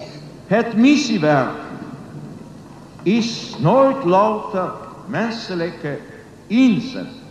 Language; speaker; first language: Dutch; non-native, learner; Polish